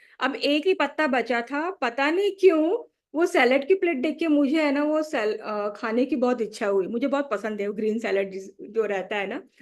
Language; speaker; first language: Hindi; non-native, local second language; Marathi